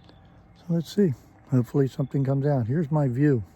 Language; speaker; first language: English; native; English